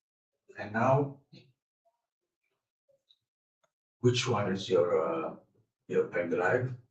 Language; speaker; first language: English; non-native, learner; Italian